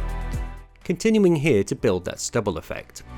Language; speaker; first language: English; native; English